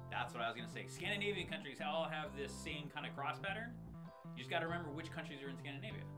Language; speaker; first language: English; native; English